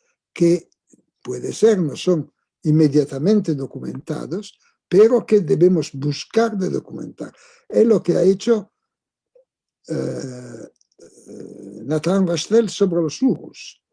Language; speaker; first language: Spanish; non-native, fluent; Italian